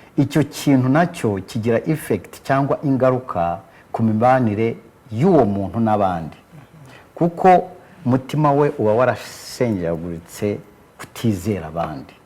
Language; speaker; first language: Kinyarwanda; early bilingual, heritage; Kinyarwanda